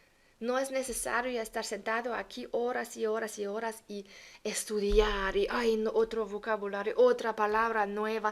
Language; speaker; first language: Spanish; non-native, fluent; German